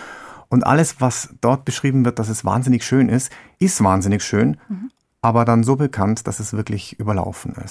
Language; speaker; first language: German; native; German